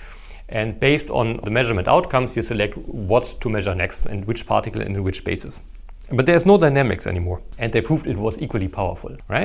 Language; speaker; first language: English; non-native, fluent; German